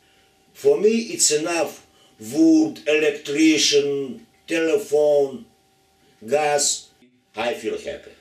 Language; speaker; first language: English; non-native, learner; Lithuanian